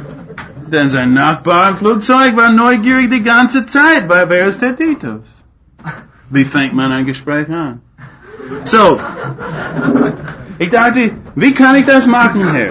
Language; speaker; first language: German; non-native, fluent; English